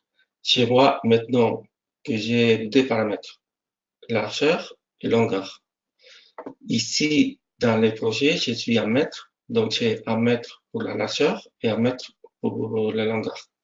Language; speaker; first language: French; non-native, fluent; Spanish